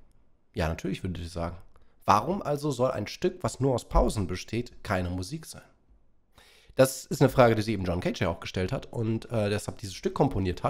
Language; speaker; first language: German; native; German